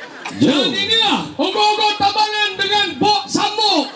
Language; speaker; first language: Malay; non-native, local second language; Balinese